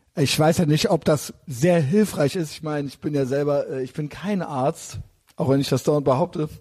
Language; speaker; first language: German; native; German